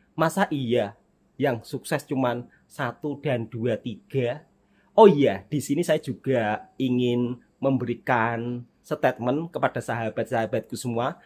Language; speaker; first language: Indonesian; native; Indonesian